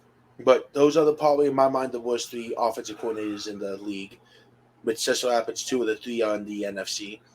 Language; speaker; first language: English; native; English